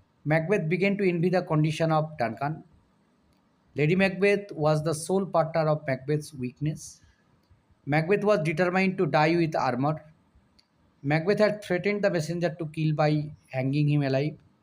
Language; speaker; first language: English; non-native, local second language; Bangla